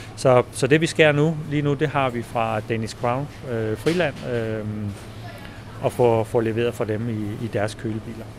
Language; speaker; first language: Danish; native; Danish